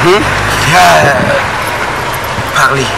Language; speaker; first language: French; non-native, learner; Rundi